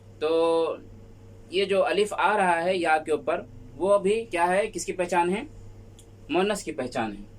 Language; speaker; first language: Urdu; native; Urdu